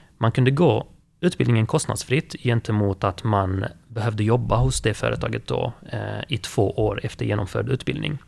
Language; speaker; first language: Swedish; early bilingual, other home language; Arabic